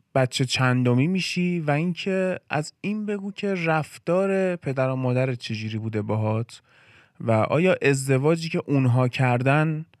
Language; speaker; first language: Persian; native; Persian